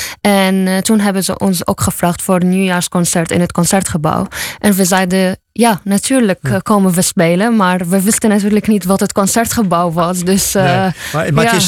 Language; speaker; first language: Dutch; non-native, fluent; Arabic